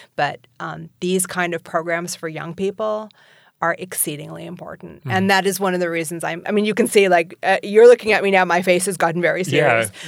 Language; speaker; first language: English; native; English